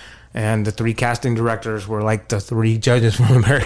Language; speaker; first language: English; native; English